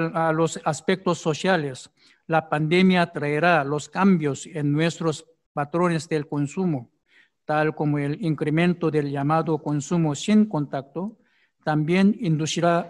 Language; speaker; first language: Spanish; non-native, fluent; Korean